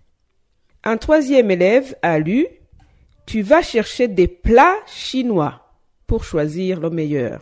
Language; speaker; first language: French; non-native, local second language; Rundi